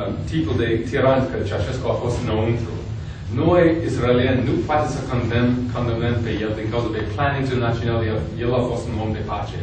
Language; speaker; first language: Romanian; non-native, fluent; English